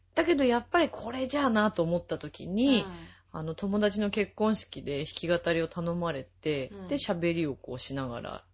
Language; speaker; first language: Japanese; native; Japanese